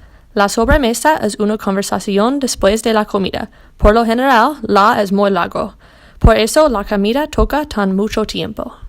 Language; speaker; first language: Spanish; non-native, learner; English